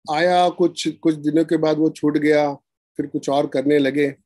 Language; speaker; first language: Hindi; non-native, local second language; Marathi